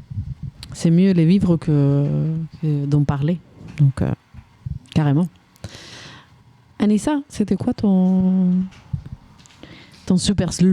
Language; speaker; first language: French; native; French